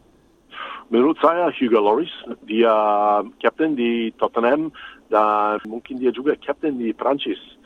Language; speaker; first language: Indonesian; non-native, fluent; English